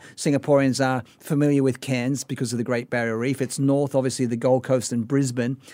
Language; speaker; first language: English; native; English